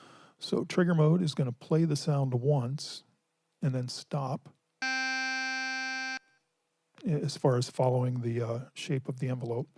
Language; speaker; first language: English; native; English